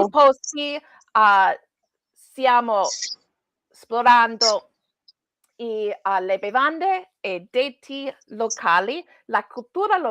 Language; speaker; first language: Italian; non-native, learner; English